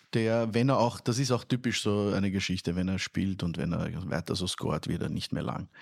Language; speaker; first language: German; native; German